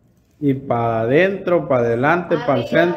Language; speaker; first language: Spanish; native; Spanish